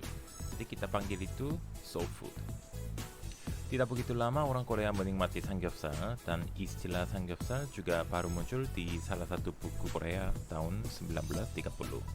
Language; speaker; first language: Indonesian; non-native, fluent; Korean